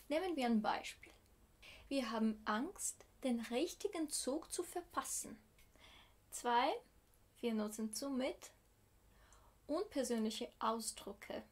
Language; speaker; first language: German; non-native, fluent; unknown